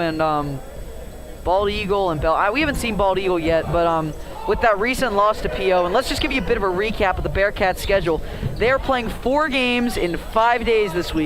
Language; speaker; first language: English; native; English